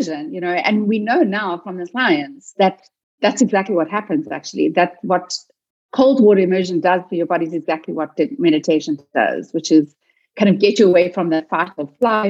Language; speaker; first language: English; native; English